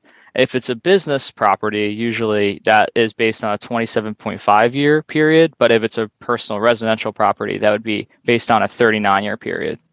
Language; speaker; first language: English; native; English